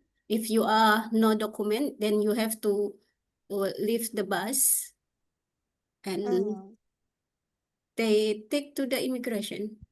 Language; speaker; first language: English; non-native, learner; Indonesian